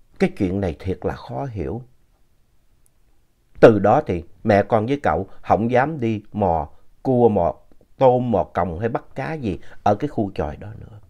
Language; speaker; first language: Vietnamese; native; Vietnamese